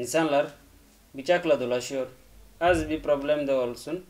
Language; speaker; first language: Turkish; non-native, fluent; Arabic